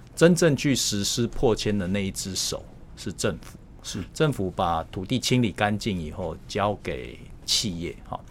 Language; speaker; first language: Chinese; native; Chinese